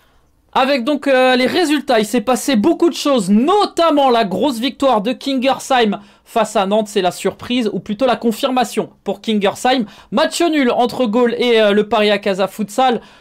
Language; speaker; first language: French; native; French